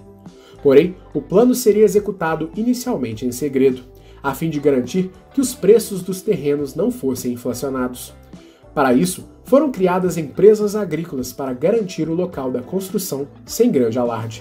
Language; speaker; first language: Portuguese; native; Portuguese